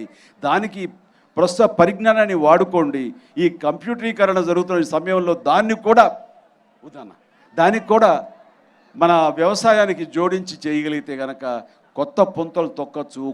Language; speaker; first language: Telugu; native; Telugu